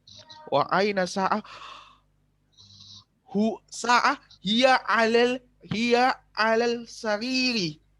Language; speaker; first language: Arabic; non-native, learner; Indonesian